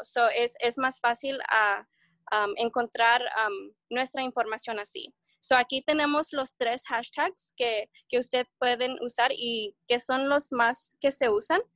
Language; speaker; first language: Spanish; early bilingual, heritage; Spanish